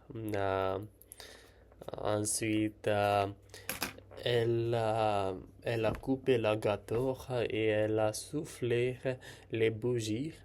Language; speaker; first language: French; non-native, learner; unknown